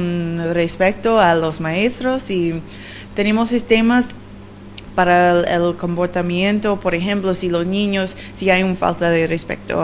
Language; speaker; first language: Spanish; non-native, learner; English